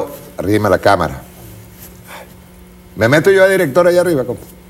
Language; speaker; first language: Spanish; native; Spanish